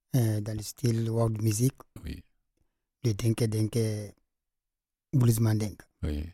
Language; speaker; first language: French; non-native, local second language; Fula